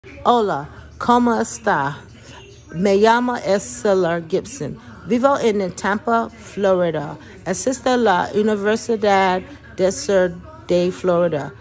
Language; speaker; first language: Spanish; non-native, learner; English